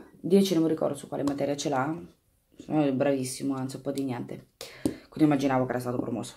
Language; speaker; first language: Italian; native; Italian